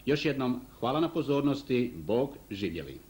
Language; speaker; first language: Croatian; native; Croatian